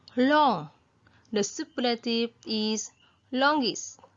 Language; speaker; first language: English; non-native, fluent; Vietnamese